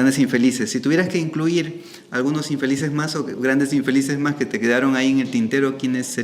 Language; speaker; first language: Spanish; native; Spanish